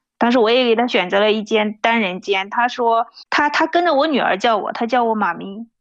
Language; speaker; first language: Chinese; native; Chinese